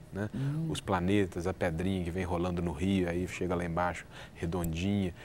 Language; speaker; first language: Portuguese; native; Portuguese